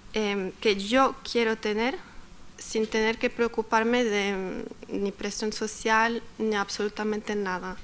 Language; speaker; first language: Spanish; non-native, fluent; Arabic